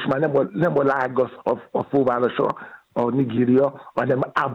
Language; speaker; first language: Hungarian; non-native, fluent; Yoruba